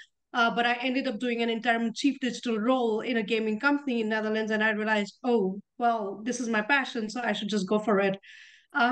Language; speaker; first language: English; non-native, local second language; Hindi